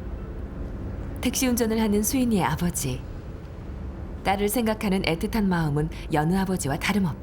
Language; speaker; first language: Korean; native; Korean